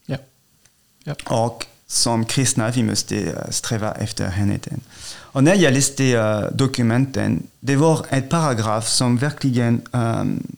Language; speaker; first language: Swedish; non-native, fluent; French